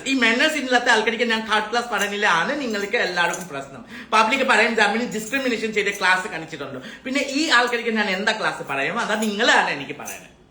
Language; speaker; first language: Malayalam; non-native, fluent; Assamese